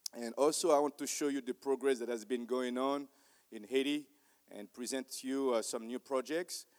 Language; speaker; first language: English; non-native, fluent; Haitian Creole